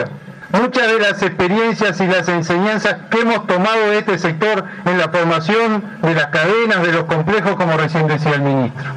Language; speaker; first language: Spanish; native; Spanish